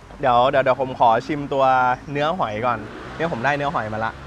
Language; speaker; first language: Thai; native; Thai